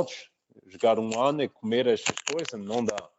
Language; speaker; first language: Portuguese; early bilingual, heritage; Portuguese